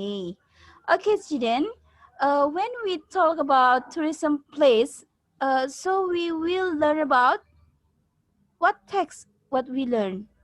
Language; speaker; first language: English; non-native, learner; Indonesian